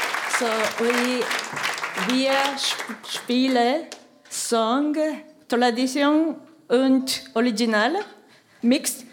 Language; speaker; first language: German; non-native, learner; Japanese